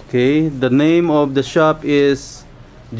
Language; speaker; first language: English; non-native, local second language; Filipino